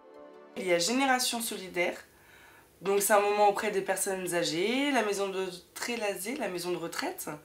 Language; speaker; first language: French; native; French